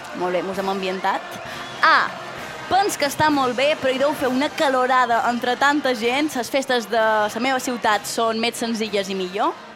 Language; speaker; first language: Catalan; native; Catalan